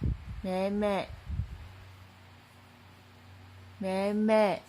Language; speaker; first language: Chinese; non-native, fluent; Indonesian